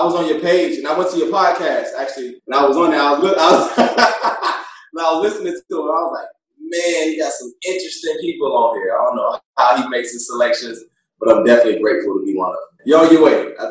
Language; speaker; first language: English; native; English